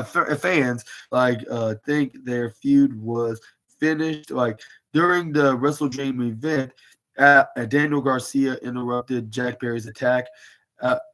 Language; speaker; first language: English; native; English